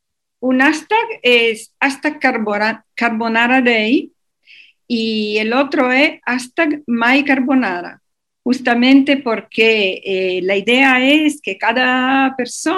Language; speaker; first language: Spanish; non-native, fluent; Italian